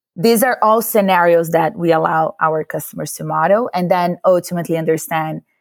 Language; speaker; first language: English; non-native, fluent; Portuguese